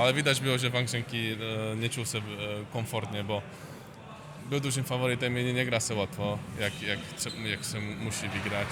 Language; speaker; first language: Polish; non-native, learner; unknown